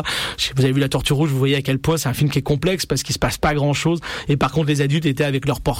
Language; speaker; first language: French; native; French